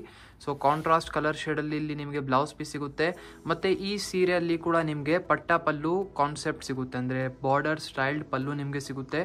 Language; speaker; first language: Kannada; native; Kannada